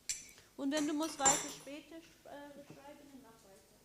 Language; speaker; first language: German; non-native, learner; English